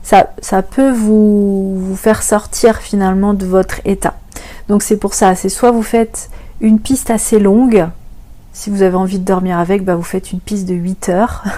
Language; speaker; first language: French; native; French